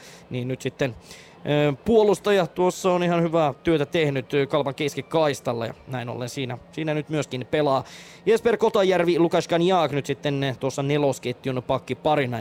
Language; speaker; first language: Finnish; native; Finnish